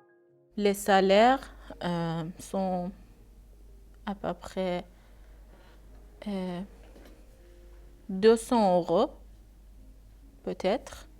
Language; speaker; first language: French; non-native, learner; Persian